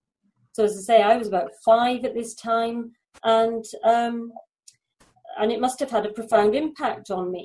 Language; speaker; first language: English; native; English